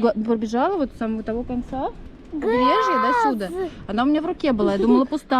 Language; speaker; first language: Russian; native; Russian